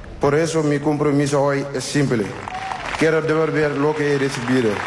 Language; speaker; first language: Spanish; non-native, learner; Wolof